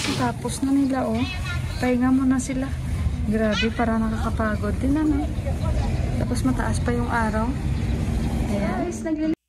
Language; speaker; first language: Filipino; non-native, local second language; Hiligaynon